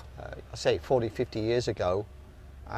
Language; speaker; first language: English; native; English